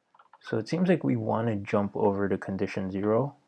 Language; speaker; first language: English; native; English